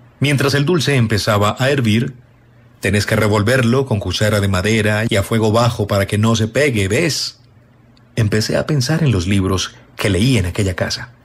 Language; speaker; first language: Spanish; native; Spanish